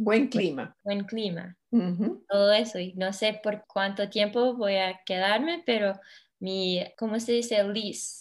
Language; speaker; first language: Spanish; early bilingual, heritage; English